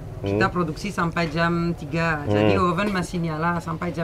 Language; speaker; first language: Indonesian; non-native, fluent; French